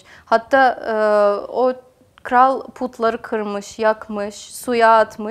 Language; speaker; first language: Turkish; non-native, fluent; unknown